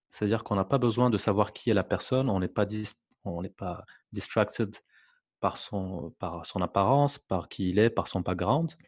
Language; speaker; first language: French; non-native, local second language; Arabic